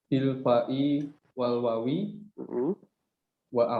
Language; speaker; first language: Arabic; non-native, learner; Indonesian